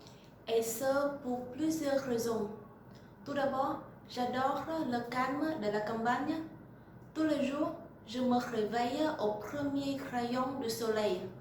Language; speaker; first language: French; non-native, learner; Vietnamese